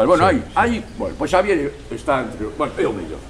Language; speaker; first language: Spanish; non-native, local second language; Galician